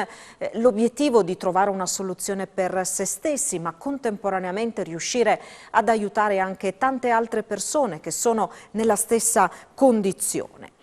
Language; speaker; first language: Italian; native; Italian